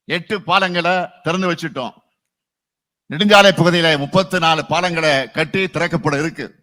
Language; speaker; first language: Tamil; native; Tamil